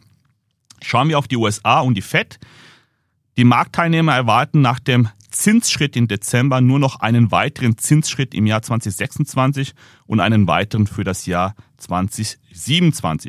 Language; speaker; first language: German; native; German